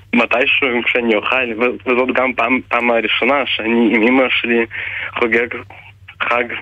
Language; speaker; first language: Hebrew; non-native, fluent; Russian